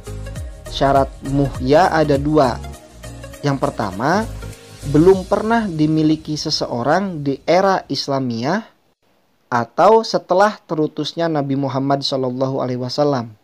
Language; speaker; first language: Indonesian; native; Indonesian